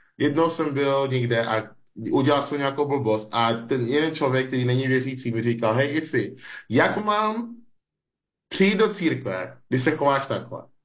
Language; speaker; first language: Czech; non-native, fluent; English